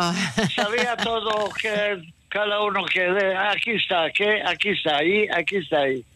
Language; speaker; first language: Spanish; early bilingual, heritage; Ladino